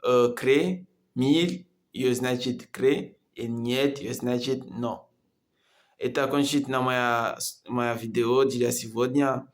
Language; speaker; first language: Russian; non-native, learner; Comorian